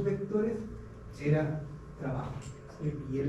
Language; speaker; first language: Spanish; native; Spanish